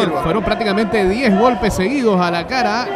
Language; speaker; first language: Spanish; native; Spanish